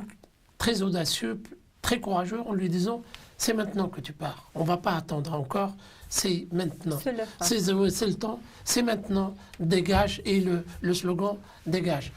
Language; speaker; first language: French; non-native, local second language; Arabic